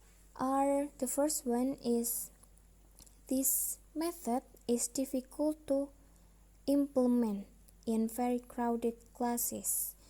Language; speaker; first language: English; non-native, learner; Indonesian